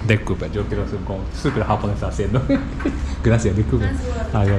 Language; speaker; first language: Spanish; non-native, learner; Japanese